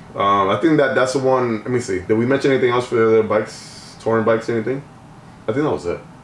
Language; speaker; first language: English; native; English